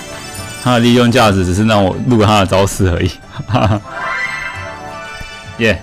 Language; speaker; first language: Chinese; native; Chinese